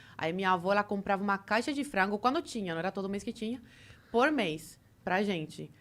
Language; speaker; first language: Portuguese; non-native, fluent; Spanish